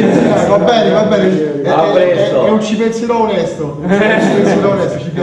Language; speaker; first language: Italian; native; Italian